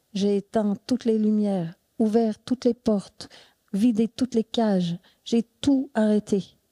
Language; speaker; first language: French; non-native, fluent; English